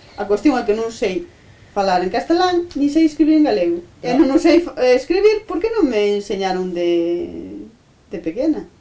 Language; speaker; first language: Galician; native; Galician